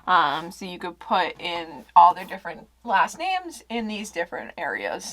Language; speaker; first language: English; native; English